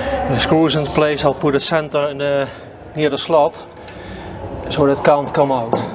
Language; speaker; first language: English; non-native, fluent; Dutch